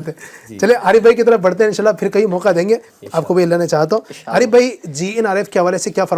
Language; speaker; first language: Urdu; native; Urdu